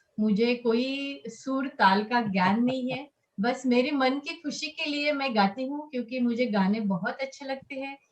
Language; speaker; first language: Hindi; non-native, local second language; Marathi